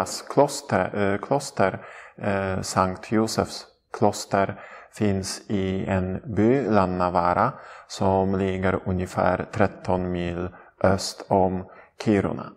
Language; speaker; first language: Swedish; non-native, fluent; Polish